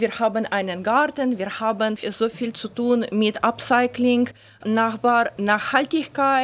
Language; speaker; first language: German; non-native, learner; Ukrainian